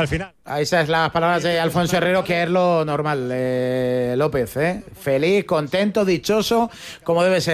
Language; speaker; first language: Spanish; native; Spanish